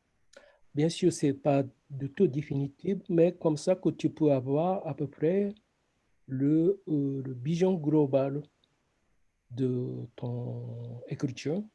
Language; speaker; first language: French; non-native, fluent; Japanese